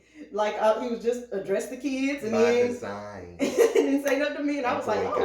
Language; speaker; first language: English; native; English